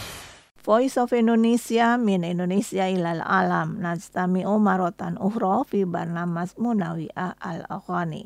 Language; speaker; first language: Arabic; non-native, fluent; Indonesian